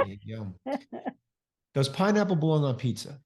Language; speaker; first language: English; native; English